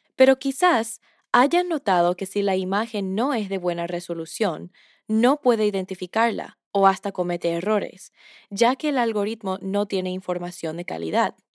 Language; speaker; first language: Spanish; early bilingual, heritage; Spanish